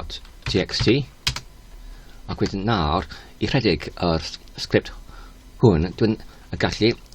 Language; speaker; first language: Welsh; non-native, learner; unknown